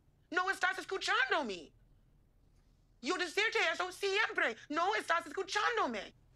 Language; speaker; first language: Spanish; non-native, learner; English